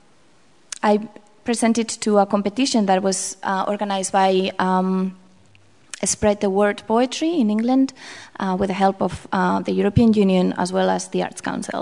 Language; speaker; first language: English; non-native, fluent; Spanish